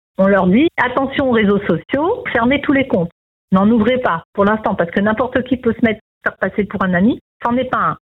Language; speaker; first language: French; native; French